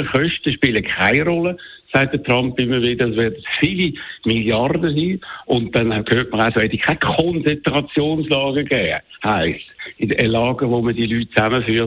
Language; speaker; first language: German; native; German